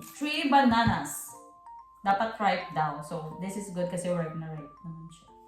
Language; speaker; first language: Filipino; non-native, local second language; Hiligaynon